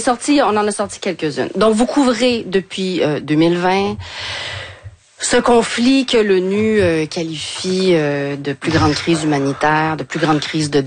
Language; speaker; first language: French; native; French